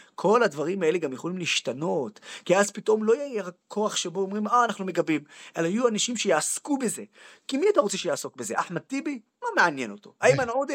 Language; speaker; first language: Hebrew; non-native, local second language; Arabic